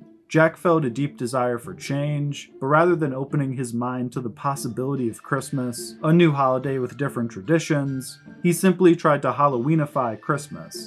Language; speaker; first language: English; native; English